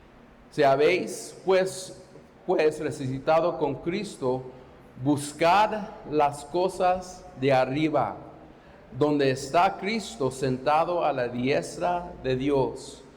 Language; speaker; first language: Spanish; non-native, fluent; English